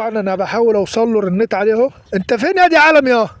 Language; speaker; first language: Arabic; native; Arabic